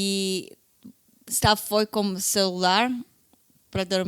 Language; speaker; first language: Portuguese; non-native, fluent; Hebrew